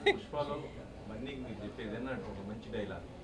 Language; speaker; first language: Telugu; native; Telugu